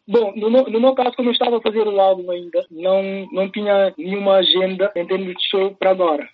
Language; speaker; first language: Portuguese; early bilingual, other home language; Upper Guinea Crioulo